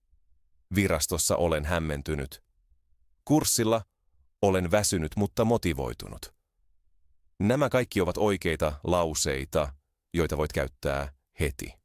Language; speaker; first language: Finnish; non-native, fluent; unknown